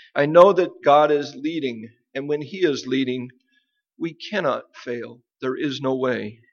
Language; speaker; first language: English; native; English